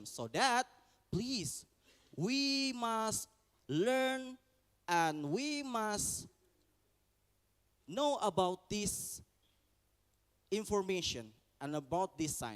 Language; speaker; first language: English; non-native, learner; Indonesian